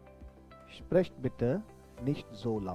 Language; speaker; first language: German; non-native, fluent; Hindi